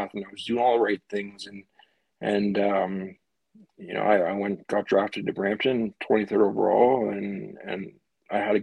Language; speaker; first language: English; native; English